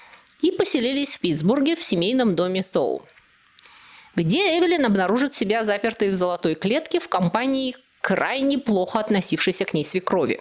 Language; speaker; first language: Russian; native; Russian